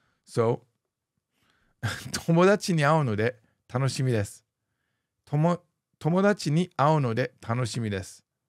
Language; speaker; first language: Japanese; non-native, fluent; English